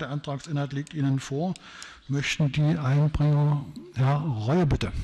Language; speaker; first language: German; native; German